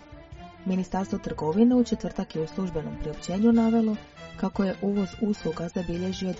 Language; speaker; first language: Croatian; native; Croatian